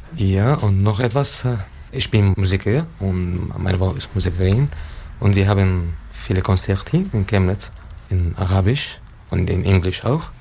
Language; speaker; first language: German; non-native, learner; Arabic